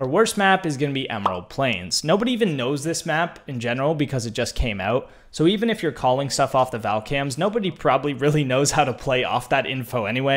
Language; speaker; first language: English; native; English